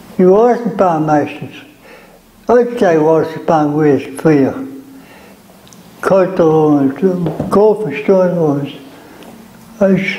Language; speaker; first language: German; native; German